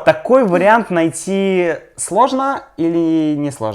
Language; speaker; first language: Russian; native; Russian